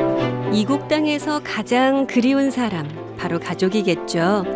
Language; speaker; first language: Korean; native; Korean